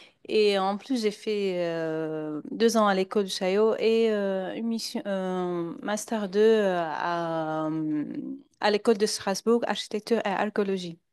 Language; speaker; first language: French; non-native, fluent; Arabic